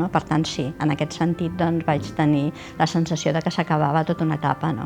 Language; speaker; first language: Catalan; native; Catalan